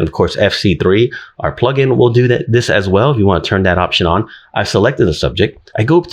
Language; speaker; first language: English; native; English